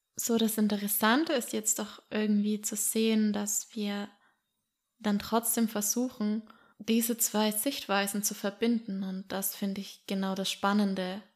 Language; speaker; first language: German; native; German